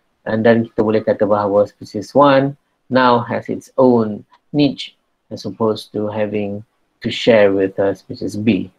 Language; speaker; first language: English; non-native, local second language; Malay